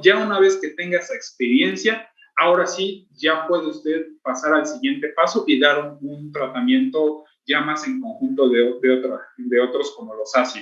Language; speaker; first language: Spanish; native; Spanish